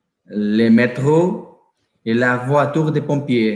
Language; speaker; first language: French; non-native, learner; Portuguese